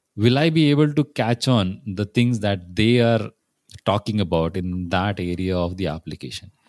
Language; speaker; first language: English; non-native, local second language; Marathi